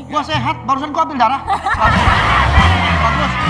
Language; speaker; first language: Indonesian; native; Indonesian